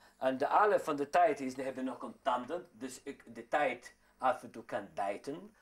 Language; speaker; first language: Dutch; non-native, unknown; Arabic